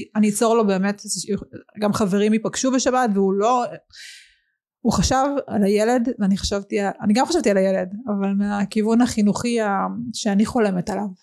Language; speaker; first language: Hebrew; early bilingual, other home language; Arabic